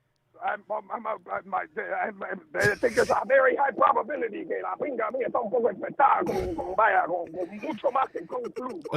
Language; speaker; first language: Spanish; native; Spanish